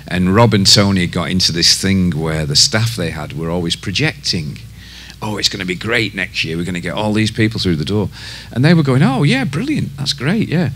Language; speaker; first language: English; native; English